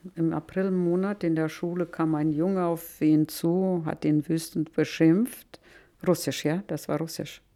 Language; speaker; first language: German; non-native, fluent; Russian